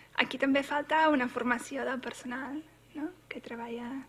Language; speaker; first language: Catalan; non-native, fluent; English